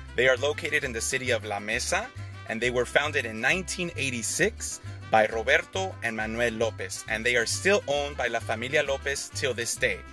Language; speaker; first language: English; early bilingual, other home language; Spanish